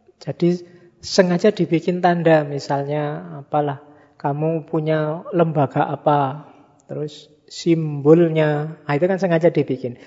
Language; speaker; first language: Indonesian; native; Indonesian